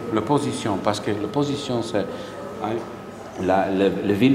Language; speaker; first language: French; non-native, local second language; Dutch